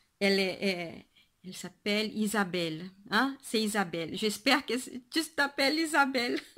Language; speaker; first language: French; non-native, fluent; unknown